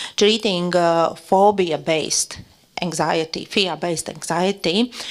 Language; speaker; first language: English; non-native, fluent; Latvian